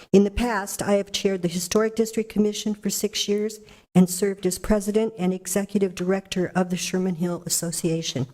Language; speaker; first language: English; native; English